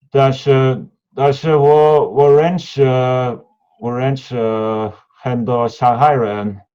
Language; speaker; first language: Chinese; non-native, learner; Norwegian